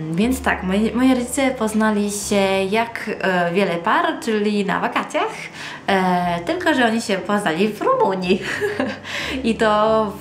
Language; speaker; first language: Polish; early bilingual, other home language; Italian